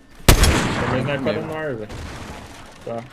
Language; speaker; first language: Portuguese; native; Portuguese